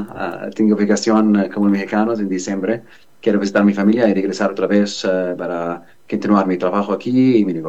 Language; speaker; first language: Spanish; non-native, learner; Arabic